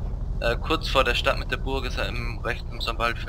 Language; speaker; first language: German; native; German